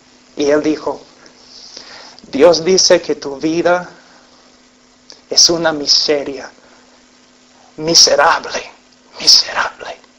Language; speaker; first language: Spanish; non-native, fluent; English